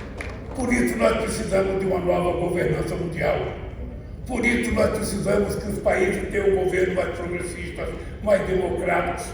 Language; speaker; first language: Portuguese; native; Portuguese